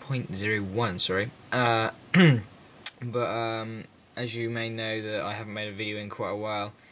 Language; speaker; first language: English; native; English